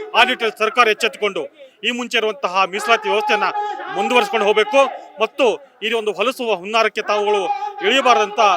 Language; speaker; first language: Kannada; native; Kannada